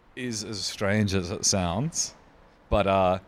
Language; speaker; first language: English; native; English